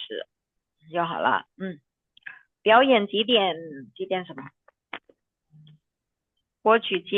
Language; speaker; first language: Chinese; non-native, fluent; Indonesian